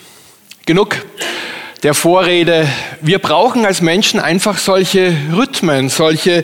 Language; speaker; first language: German; native; German